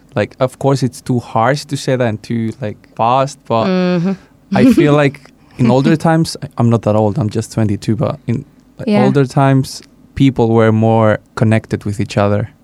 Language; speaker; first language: English; non-native, fluent; Hungarian